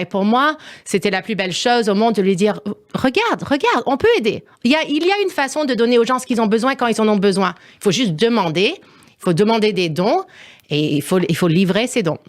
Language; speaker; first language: French; non-native, fluent; English